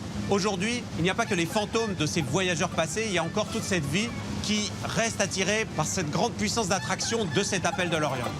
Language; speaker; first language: French; native; French